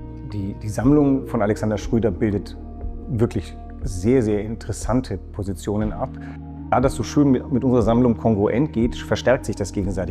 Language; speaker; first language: German; native; German